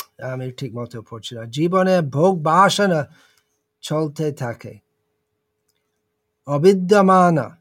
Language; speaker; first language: Bangla; non-native, fluent; English